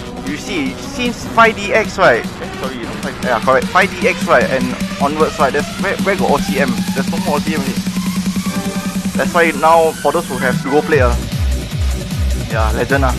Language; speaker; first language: English; non-native, local second language; Malay